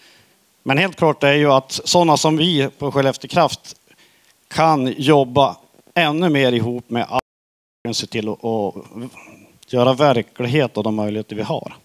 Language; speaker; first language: Swedish; native; Swedish